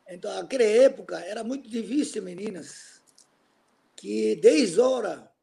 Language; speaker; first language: Portuguese; non-native, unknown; Japanese